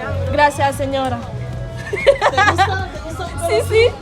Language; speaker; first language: Spanish; non-native, learner; French